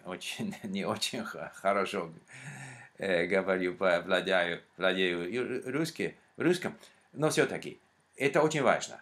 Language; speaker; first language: Russian; non-native, learner; English